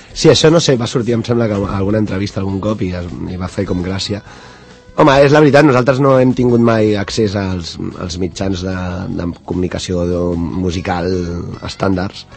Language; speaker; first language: Catalan; non-native, local second language; Spanish